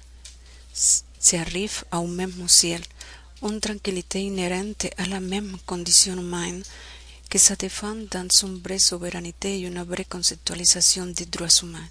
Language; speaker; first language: French; non-native, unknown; Spanish